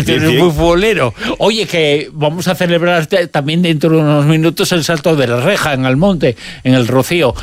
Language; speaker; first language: Spanish; native; Spanish